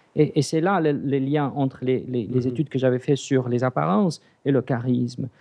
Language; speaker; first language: French; non-native, fluent; English